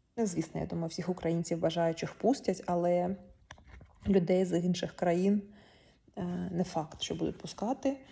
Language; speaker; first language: Ukrainian; non-native, local second language; Russian